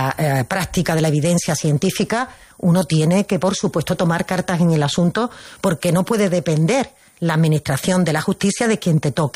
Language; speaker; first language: Spanish; native; Spanish